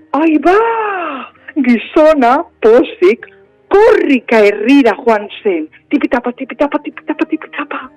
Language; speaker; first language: Basque; non-native, local second language; Spanish